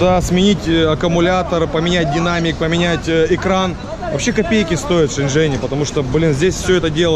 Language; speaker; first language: Russian; native; Russian